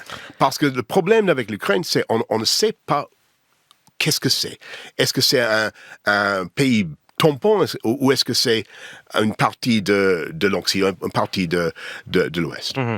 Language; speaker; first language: French; non-native, learner; English